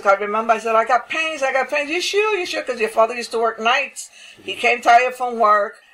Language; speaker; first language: English; native; English